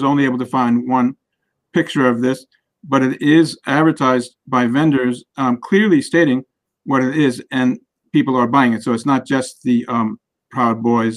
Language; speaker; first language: English; native; English